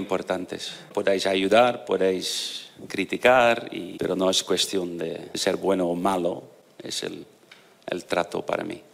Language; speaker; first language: Spanish; non-native, fluent; Dutch